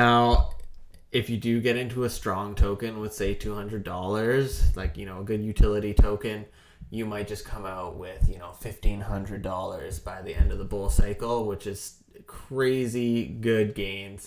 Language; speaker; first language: English; native; English